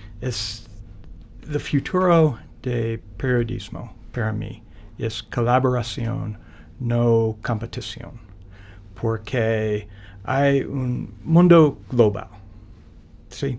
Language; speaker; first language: Spanish; non-native, learner; English